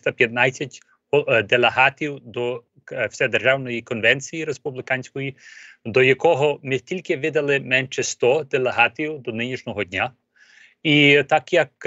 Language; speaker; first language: Ukrainian; early bilingual, heritage; Ukrainian